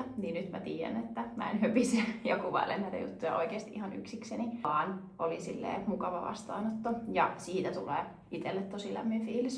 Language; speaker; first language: Finnish; native; Finnish